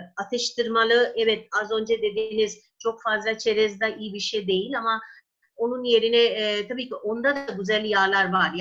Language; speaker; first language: Turkish; non-native, fluent; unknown